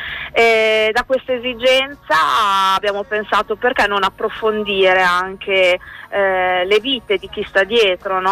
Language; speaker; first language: Italian; native; Italian